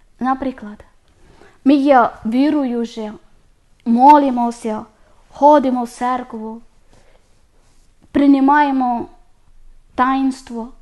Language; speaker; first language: Ukrainian; non-native, learner; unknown